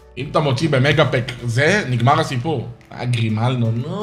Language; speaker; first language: Hebrew; native; Hebrew